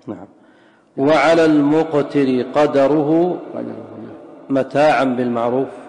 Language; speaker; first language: Arabic; native; Arabic